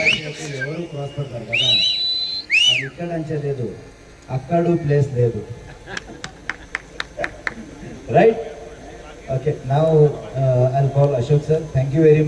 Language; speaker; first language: Telugu; non-native, local second language; Hindi